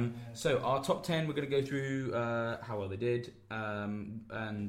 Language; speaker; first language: English; native; English